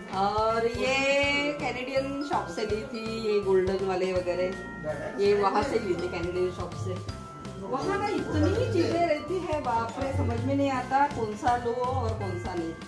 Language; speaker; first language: Hindi; non-native, local second language; Marathi